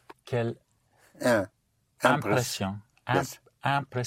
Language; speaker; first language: French; non-native, learner; English